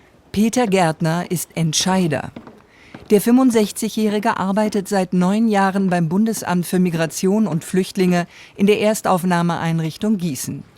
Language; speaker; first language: German; native; German